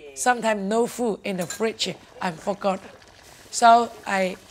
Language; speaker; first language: English; non-native, learner; Chinese